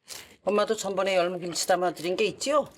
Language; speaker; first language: Korean; native; Korean